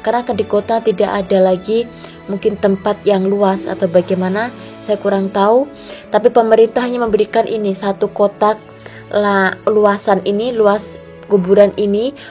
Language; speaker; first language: Indonesian; non-native, local second language; Javanese